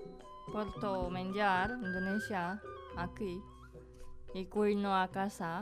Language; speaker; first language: Catalan; non-native, learner; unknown